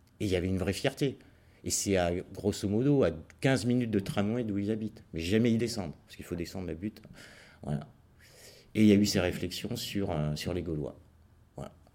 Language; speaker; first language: French; native; French